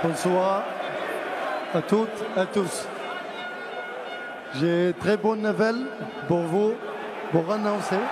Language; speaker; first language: French; non-native, learner; Arabic